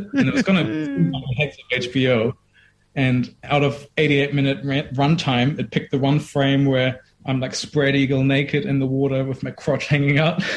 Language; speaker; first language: English; non-native, fluent; German